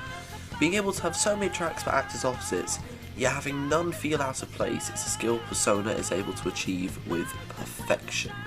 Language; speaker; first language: English; native; English